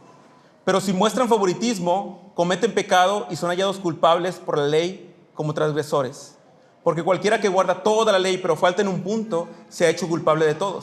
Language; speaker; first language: Spanish; native; Spanish